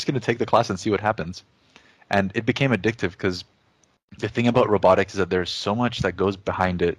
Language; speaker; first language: English; early bilingual, other home language; Spanish